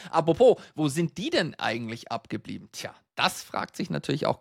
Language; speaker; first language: German; native; German